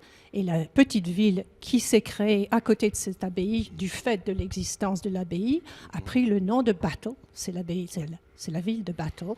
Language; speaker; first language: French; native; French